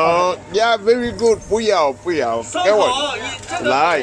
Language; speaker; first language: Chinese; non-native, learner; Tsonga